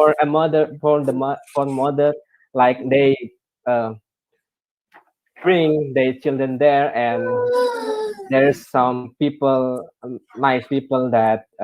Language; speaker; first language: English; non-native, learner; Indonesian